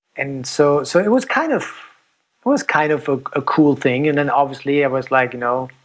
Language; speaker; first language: English; non-native, fluent; German